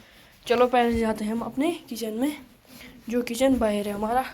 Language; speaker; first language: Hindi; non-native, local second language; Kashmiri